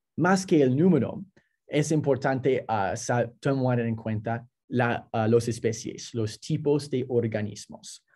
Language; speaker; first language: Spanish; non-native, fluent; English